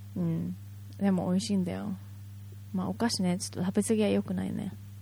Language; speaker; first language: Japanese; native; Japanese